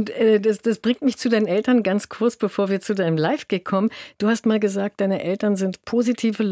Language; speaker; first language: German; native; German